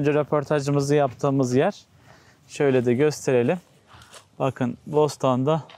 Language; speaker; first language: Turkish; native; Turkish